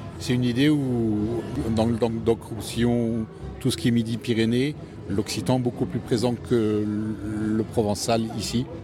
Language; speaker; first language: French; native; French